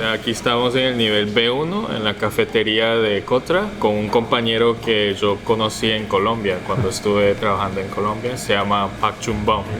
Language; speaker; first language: Spanish; early bilingual, other home language; Korean